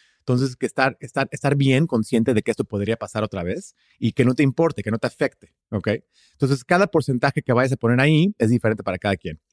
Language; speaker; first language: Spanish; early bilingual, heritage; Spanish